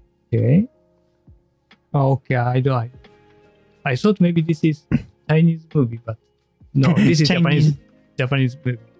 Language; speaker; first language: English; non-native, learner; Japanese